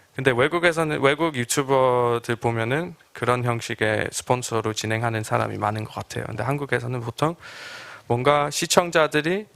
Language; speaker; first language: Korean; non-native, fluent; English